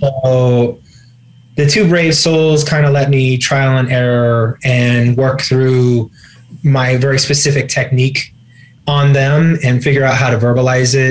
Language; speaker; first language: English; native; English